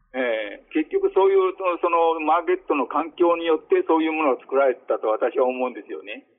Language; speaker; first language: Japanese; native; Japanese